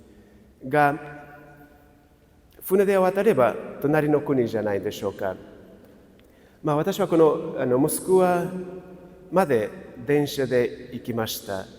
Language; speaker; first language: Japanese; non-native, fluent; Portuguese